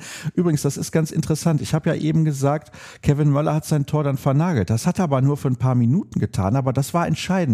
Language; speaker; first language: German; native; German